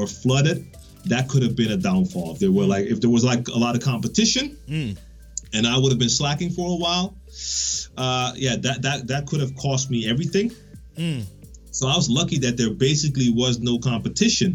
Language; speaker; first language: English; non-native, fluent; Dutch